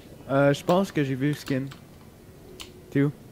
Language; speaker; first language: French; native; French